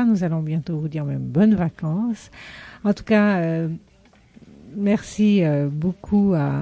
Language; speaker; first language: French; native; French